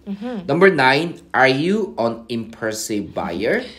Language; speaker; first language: English; non-native, fluent; Korean